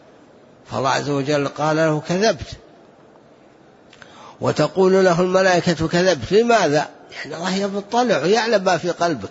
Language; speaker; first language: Arabic; native; Arabic